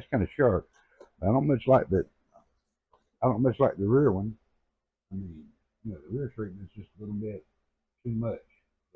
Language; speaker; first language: English; native; English